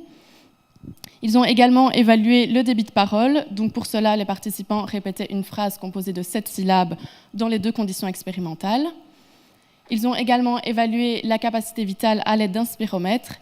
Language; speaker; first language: French; native; French